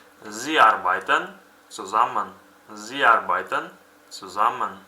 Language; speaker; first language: German; non-native, fluent; Uzbek